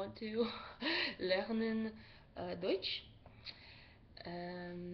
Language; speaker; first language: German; non-native, learner; English